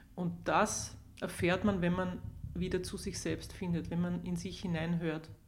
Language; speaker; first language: German; native; German